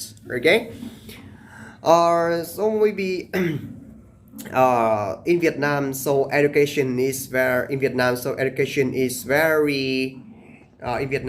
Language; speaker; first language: English; non-native, learner; Vietnamese